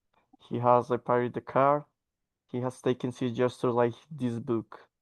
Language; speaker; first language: English; non-native, learner; Spanish